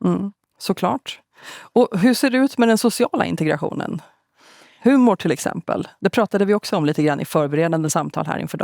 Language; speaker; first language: Swedish; native; Swedish